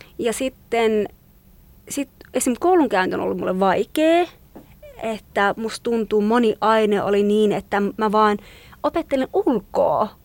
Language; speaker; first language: Finnish; non-native, fluent; Kurdish